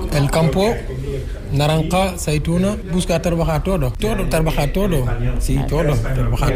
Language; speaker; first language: Spanish; non-native, learner; Wolof